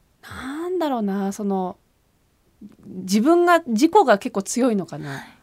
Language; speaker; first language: Japanese; early bilingual, heritage; Japanese